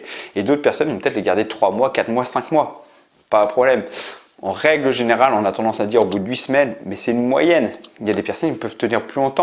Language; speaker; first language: French; native; French